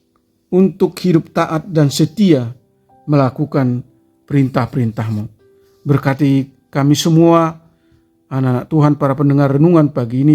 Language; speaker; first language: Indonesian; native; Indonesian